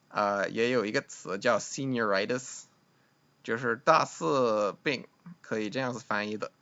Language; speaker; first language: Chinese; non-native, fluent; English